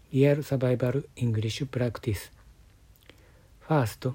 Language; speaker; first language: English; non-native, learner; Japanese